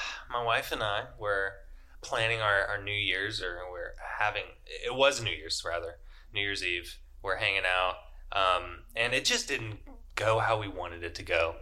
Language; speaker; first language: English; native; English